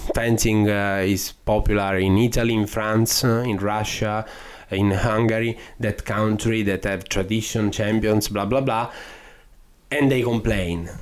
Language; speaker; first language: English; non-native, fluent; Italian